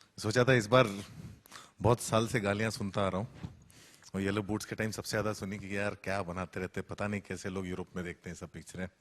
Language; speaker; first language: Hindi; native; Hindi